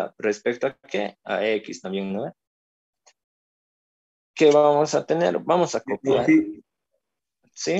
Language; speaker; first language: Spanish; native; Spanish